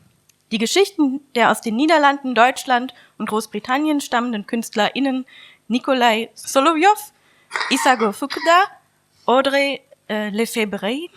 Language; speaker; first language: German; native; German